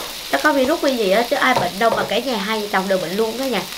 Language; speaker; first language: Vietnamese; native; Vietnamese